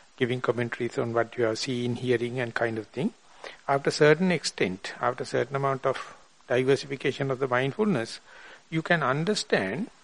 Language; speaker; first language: English; non-native, local second language; Sinhala